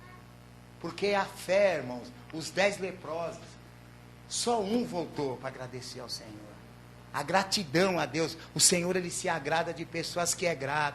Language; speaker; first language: Portuguese; native; Portuguese